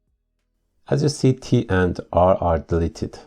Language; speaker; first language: English; non-native, fluent; Persian